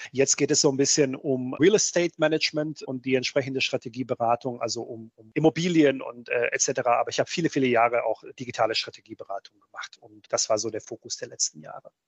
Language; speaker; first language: German; early bilingual, other home language; Bosnian